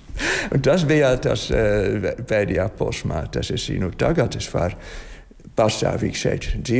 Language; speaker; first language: Latvian; non-native, learner; Dutch